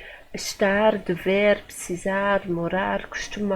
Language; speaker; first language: Portuguese; non-native, fluent; English